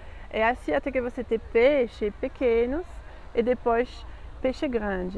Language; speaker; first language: Portuguese; non-native, fluent; French